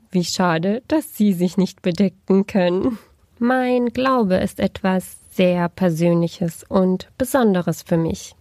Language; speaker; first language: German; early bilingual, other home language; Turkish